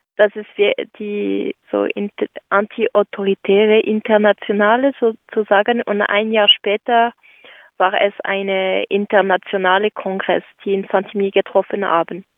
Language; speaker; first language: German; non-native, local second language; French